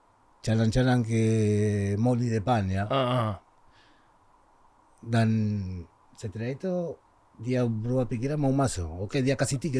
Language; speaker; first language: Indonesian; non-native, learner; Spanish